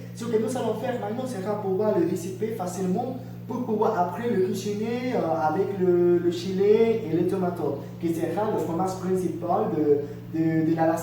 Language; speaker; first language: French; non-native, learner; Spanish